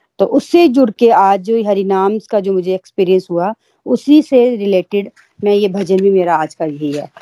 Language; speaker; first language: Hindi; native; Hindi